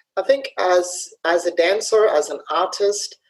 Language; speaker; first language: English; early bilingual, other home language; Somali